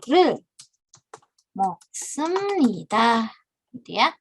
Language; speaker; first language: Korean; non-native, fluent; Indonesian